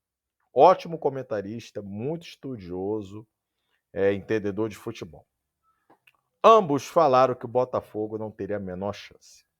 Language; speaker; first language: Portuguese; native; Portuguese